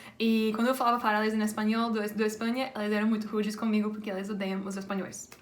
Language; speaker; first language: Portuguese; non-native, fluent; English